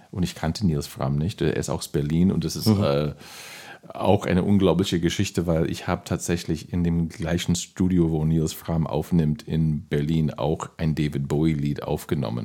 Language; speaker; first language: German; non-native, fluent; English